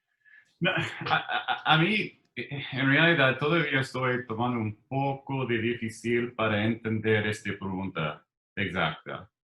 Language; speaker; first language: Spanish; non-native, learner; English